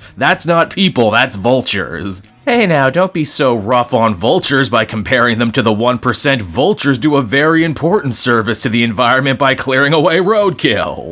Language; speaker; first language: English; native; English